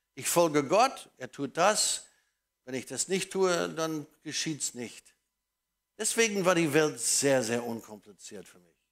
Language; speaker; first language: German; non-native, fluent; English